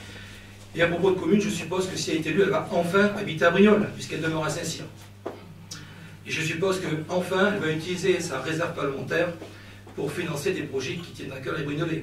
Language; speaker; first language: French; native; French